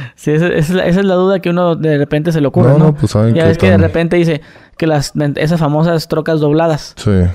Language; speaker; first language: Spanish; native; Spanish